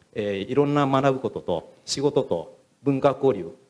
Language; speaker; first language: Japanese; non-native, fluent; Vietnamese